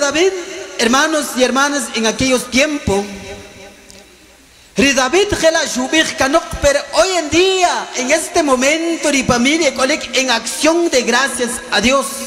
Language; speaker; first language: Spanish; non-native, local second language; Kʼicheʼ